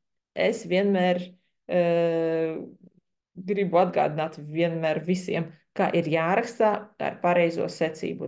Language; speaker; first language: Latvian; non-native, fluent; Chinese